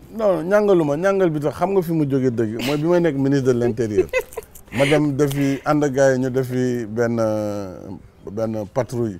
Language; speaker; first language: Wolof; non-native, local second language; Fula